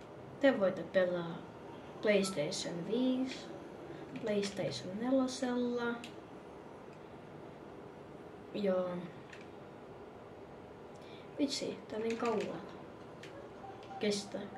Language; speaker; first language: Finnish; early bilingual, other home language; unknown